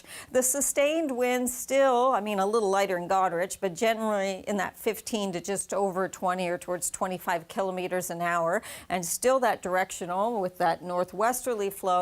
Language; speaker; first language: English; native; English